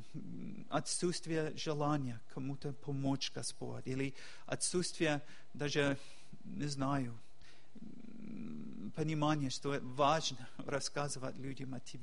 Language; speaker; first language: Russian; non-native, fluent; English